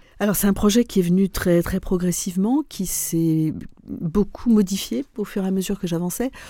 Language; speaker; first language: French; non-native, local second language; Arabic